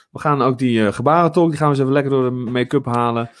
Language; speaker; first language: Dutch; native; Dutch